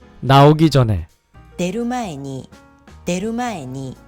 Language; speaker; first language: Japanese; non-native, fluent; Korean